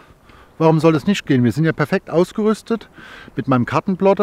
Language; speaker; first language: German; native; German